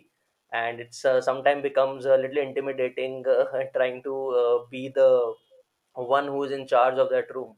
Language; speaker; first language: English; non-native, local second language; Hindi